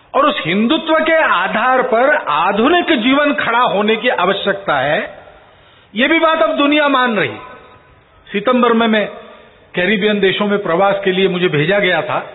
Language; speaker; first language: Hindi; non-native, local second language; Marathi